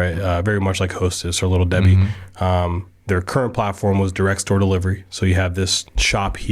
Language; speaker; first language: English; native; English